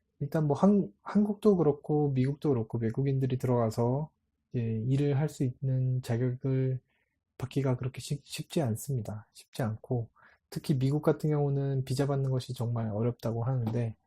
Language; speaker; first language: Korean; native; Korean